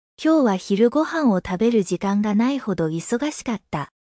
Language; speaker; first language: Japanese; native; Japanese